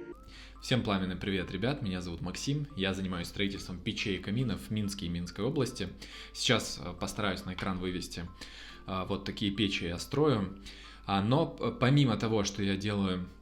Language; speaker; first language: Russian; native; Russian